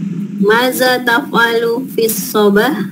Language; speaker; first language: Arabic; non-native, learner; Indonesian